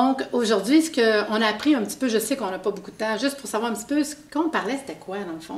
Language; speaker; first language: French; native; French